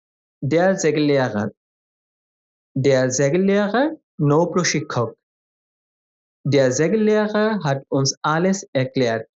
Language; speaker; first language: German; non-native, fluent; Bangla